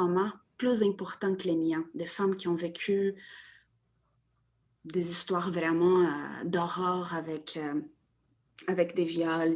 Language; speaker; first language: French; non-native, fluent; Portuguese